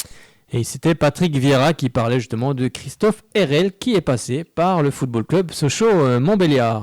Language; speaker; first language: French; native; French